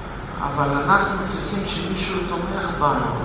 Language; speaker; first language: Hebrew; non-native, fluent; Russian